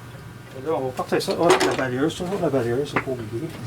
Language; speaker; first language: French; native; French